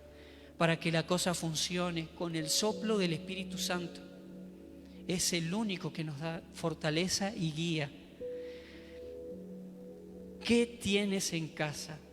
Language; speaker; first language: Spanish; native; Spanish